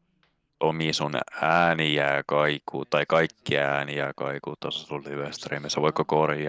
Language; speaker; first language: Finnish; native; Finnish